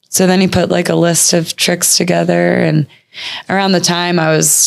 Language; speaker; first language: English; native; English